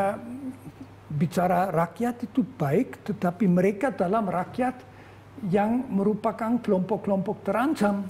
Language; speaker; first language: Indonesian; non-native, fluent; German